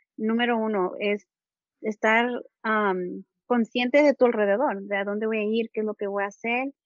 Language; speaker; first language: Spanish; early bilingual, heritage; Spanish